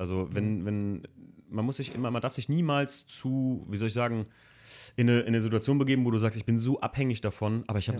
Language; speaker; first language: German; native; German